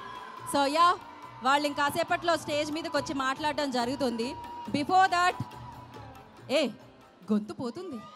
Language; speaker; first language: Telugu; native; Telugu